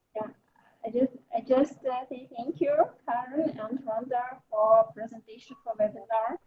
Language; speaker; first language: English; non-native, learner; Ukrainian